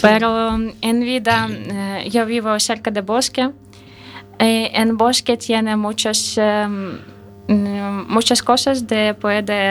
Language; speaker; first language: Spanish; non-native, learner; Russian